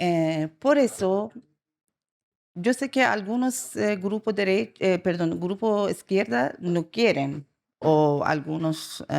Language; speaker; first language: Spanish; non-native, learner; Persian